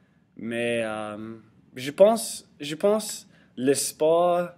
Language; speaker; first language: French; non-native, learner; English